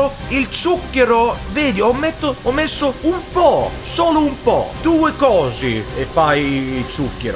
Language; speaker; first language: Italian; non-native, learner; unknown